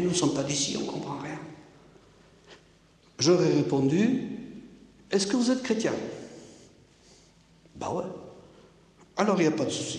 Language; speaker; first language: French; native; French